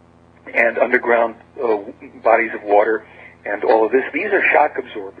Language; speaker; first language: English; native; English